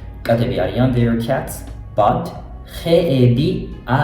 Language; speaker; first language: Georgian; non-native, fluent; Japanese